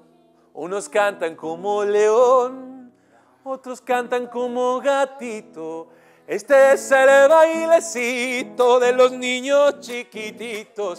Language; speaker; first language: Spanish; native; Spanish